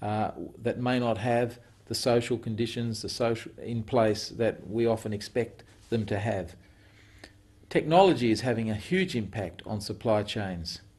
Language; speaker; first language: English; native; English